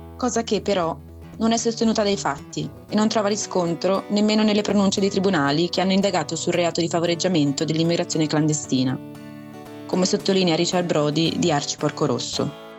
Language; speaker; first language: Italian; native; Italian